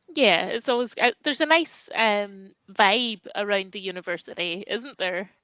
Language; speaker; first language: English; native; English